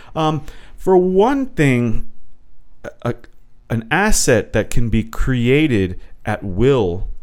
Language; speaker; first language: English; early bilingual, other home language; Portuguese